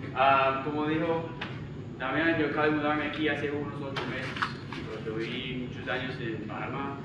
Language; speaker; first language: Spanish; non-native, fluent; English